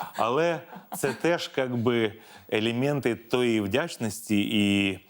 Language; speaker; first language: Ukrainian; native; Ukrainian